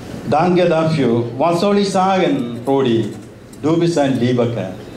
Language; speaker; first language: German; non-native, fluent; Malayalam